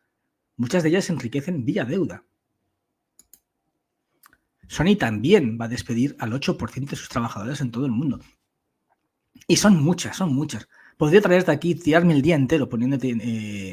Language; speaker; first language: Spanish; native; Spanish